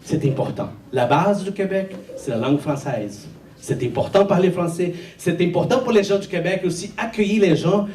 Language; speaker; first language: French; non-native, fluent; Portuguese